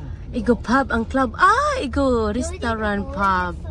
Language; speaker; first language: Korean; non-native, learner; Filipino